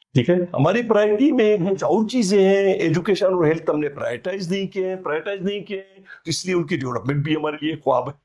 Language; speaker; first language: Urdu; non-native, local second language; Baluchi